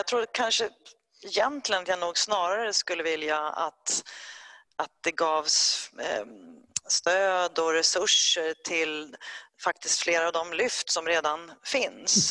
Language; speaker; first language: Swedish; native; Swedish